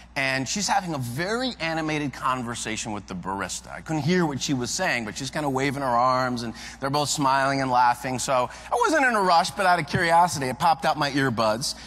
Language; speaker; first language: English; native; English